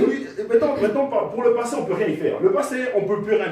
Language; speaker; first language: French; native; French